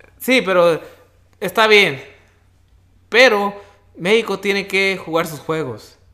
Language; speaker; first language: Spanish; native; Spanish